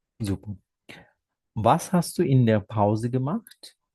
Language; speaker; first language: German; non-native, fluent; Bangla